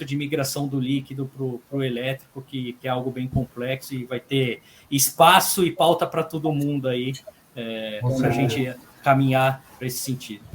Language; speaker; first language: Portuguese; native; Portuguese